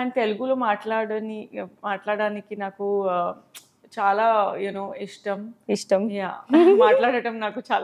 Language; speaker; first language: Telugu; non-native, learner; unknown